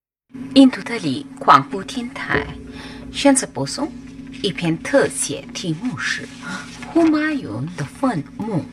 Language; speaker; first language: Chinese; non-native, fluent; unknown